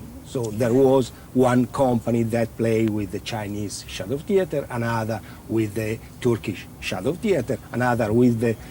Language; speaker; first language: English; non-native, learner; Italian